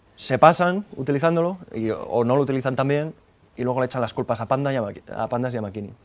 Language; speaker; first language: Spanish; native; Spanish